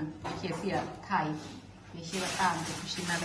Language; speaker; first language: Italian; non-native, learner; Thai